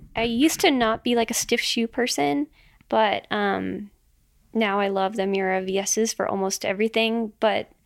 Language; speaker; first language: English; native; English